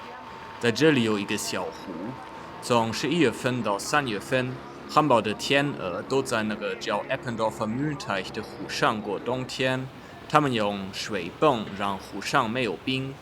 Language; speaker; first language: Chinese; non-native, fluent; German